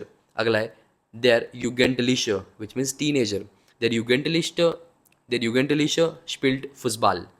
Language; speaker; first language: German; non-native, learner; Hindi